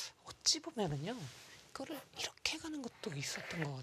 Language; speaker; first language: Korean; native; Korean